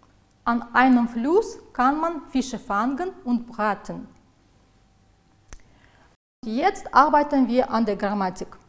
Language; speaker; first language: German; non-native, fluent; Uzbek